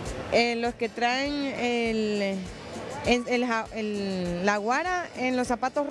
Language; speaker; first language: Spanish; native; Spanish